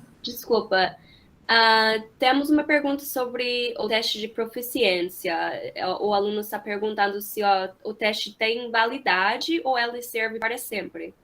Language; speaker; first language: Portuguese; non-native, fluent; English